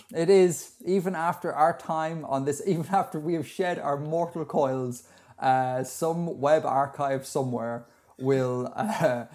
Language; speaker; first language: English; native; English